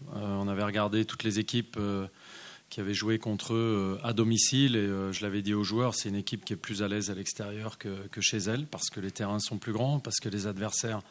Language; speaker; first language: French; native; French